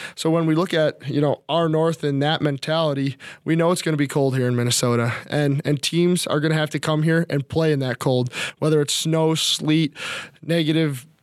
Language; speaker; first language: English; native; English